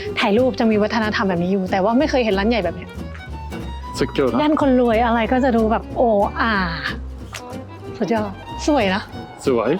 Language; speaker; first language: Thai; native; Thai